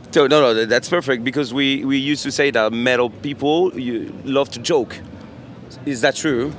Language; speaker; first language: English; non-native, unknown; French